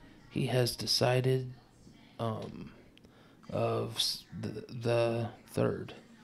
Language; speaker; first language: English; native; English